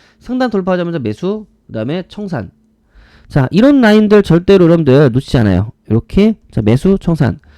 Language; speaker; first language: Korean; native; Korean